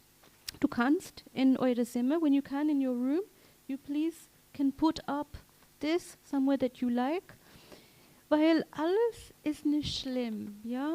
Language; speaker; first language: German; non-native, learner; English